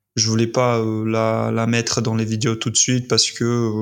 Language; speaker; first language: French; non-native, fluent; English